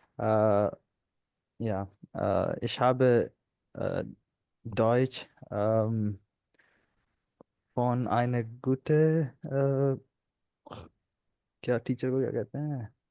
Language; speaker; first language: German; non-native, learner; Punjabi